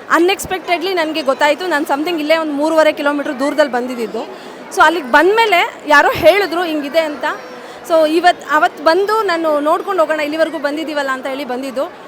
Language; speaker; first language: Kannada; native; Kannada